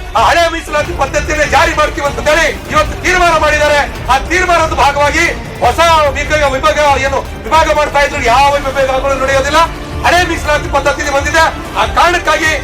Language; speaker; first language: Kannada; non-native, local second language; Lambadi